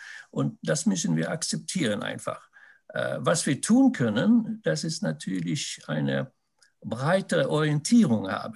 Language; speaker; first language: German; non-native, fluent; Swedish